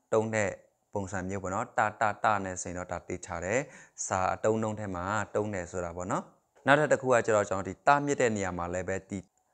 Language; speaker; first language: Burmese; non-native, local second language; Shan